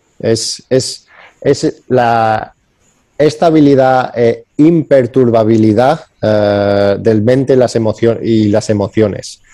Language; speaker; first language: Spanish; early bilingual, other home language; English